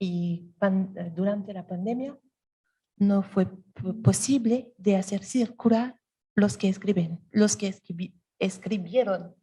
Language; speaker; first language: Spanish; non-native, learner; French